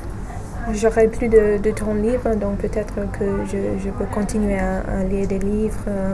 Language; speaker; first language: French; non-native, fluent; English